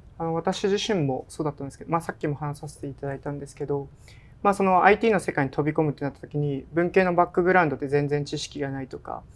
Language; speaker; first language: Japanese; native; Japanese